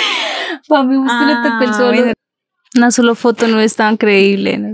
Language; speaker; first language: Spanish; native; Spanish